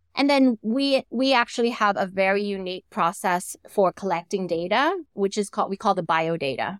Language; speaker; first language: English; non-native, fluent; Thai